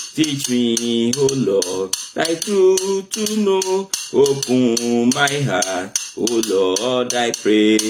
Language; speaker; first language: English; non-native, local second language; Yoruba